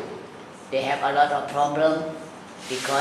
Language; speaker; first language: English; non-native, learner; Thai